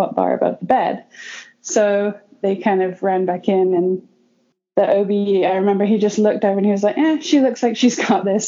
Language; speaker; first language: English; native; English